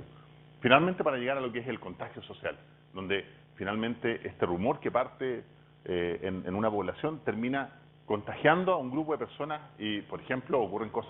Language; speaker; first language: Spanish; native; Spanish